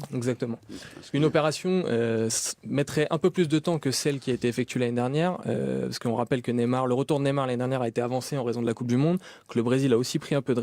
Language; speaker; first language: French; native; French